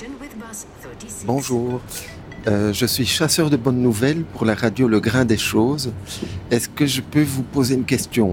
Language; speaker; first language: French; native; French